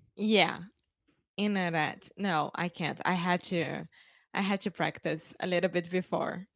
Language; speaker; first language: English; non-native, fluent; Portuguese